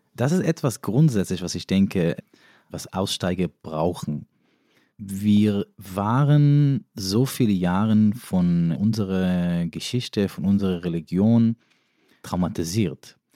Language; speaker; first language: German; non-native, fluent; Yiddish